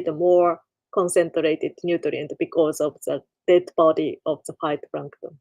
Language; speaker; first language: English; non-native, learner; Japanese